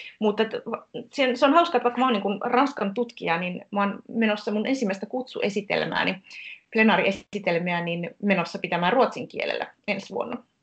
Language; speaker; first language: Finnish; native; Finnish